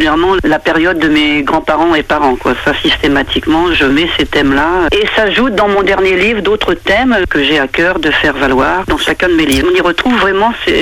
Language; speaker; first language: French; native; French